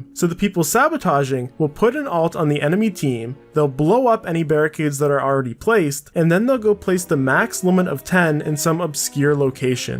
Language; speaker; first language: English; native; English